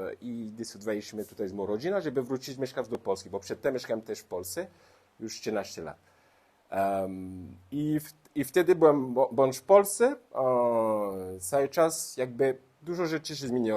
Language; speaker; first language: Polish; non-native, learner; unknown